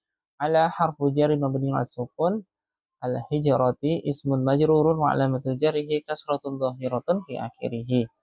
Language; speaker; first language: Arabic; non-native, fluent; Indonesian